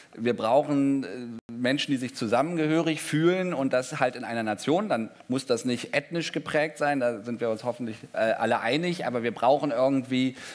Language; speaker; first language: German; native; German